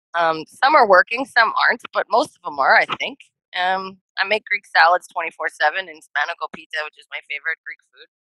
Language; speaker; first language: English; native; English